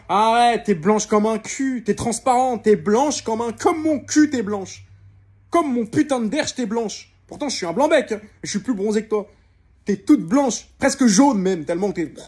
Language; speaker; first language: French; native; French